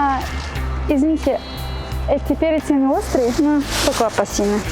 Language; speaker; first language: Russian; non-native, fluent; English